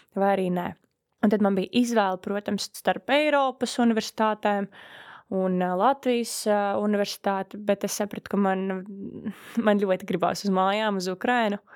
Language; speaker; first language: Latvian; early bilingual, other home language; Russian